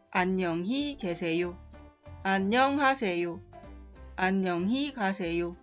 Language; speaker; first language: Korean; non-native, fluent; Spanish